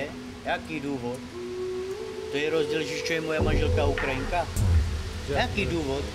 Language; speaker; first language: Czech; non-native, local second language; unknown